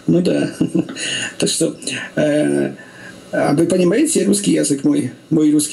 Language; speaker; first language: Russian; non-native, learner; Polish